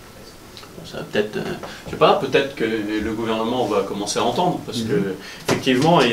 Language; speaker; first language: French; native; French